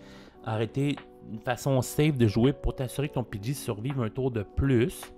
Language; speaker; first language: French; native; French